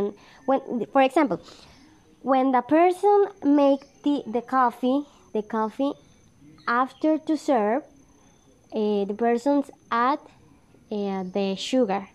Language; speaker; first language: English; non-native, learner; Spanish